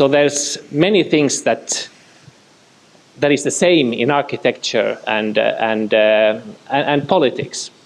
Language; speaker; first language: English; non-native, fluent; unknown